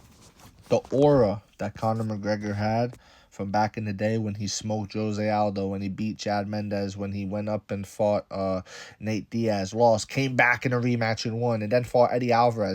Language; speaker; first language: English; native; English